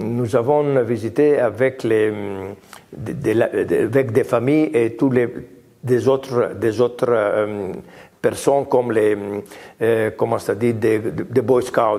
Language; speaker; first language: French; non-native, learner; Greek